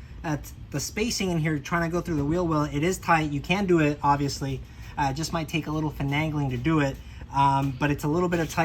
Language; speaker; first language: English; native; English